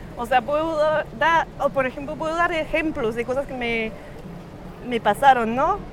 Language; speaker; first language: Spanish; non-native, fluent; French